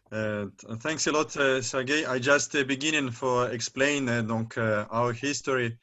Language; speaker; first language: English; non-native, learner; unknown